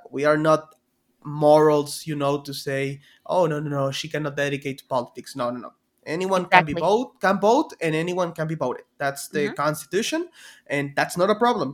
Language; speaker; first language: English; non-native, fluent; Spanish